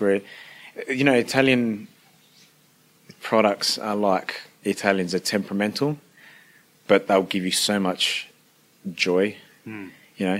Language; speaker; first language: English; early bilingual, other home language; Italian